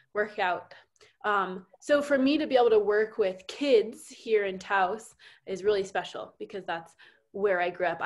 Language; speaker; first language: English; native; English